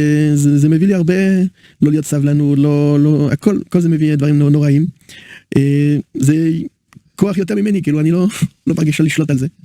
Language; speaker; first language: Hebrew; non-native, learner; French